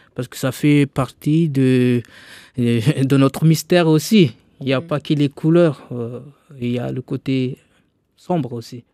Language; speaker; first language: French; non-native, local second language; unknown